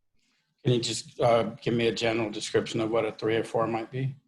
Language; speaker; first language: English; native; English